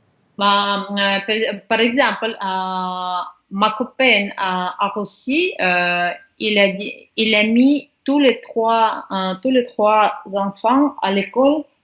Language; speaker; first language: French; non-native, learner; Russian